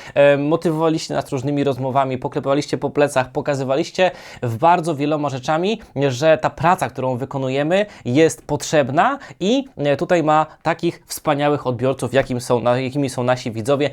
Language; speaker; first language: Polish; native; Polish